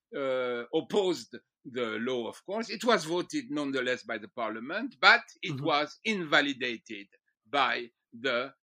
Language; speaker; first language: English; non-native, fluent; French